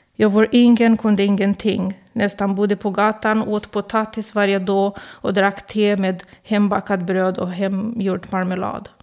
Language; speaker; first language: Swedish; non-native, fluent; Romanian